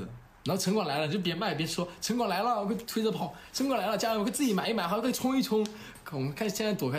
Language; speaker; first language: Chinese; native; Chinese